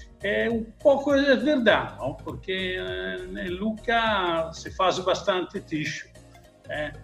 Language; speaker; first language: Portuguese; non-native, learner; Italian